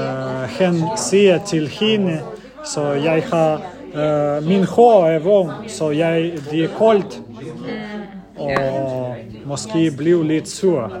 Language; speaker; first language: Danish; non-native, learner; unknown